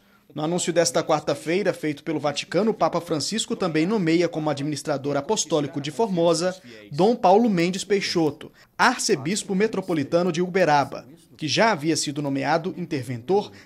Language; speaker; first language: Portuguese; native; Portuguese